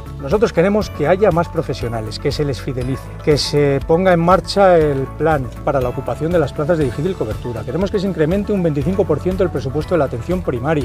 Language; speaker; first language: Spanish; native; Spanish